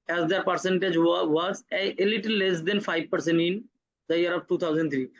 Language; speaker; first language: English; non-native, local second language; Bangla